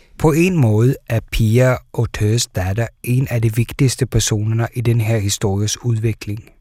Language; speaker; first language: Danish; early bilingual, heritage; Danish